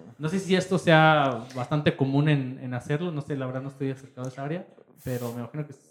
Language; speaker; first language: Spanish; native; Spanish